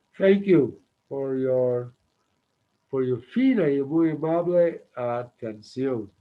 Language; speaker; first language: Spanish; non-native, learner; English